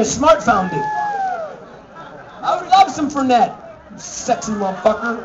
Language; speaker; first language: English; native; English